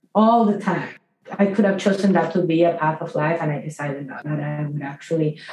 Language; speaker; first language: English; non-native, fluent; Spanish